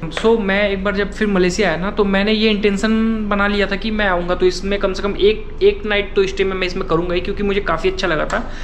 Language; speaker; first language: Hindi; native; Hindi